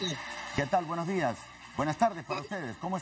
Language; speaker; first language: Spanish; native; Spanish